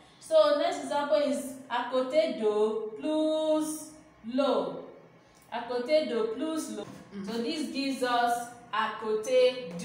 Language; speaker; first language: French; non-native, fluent; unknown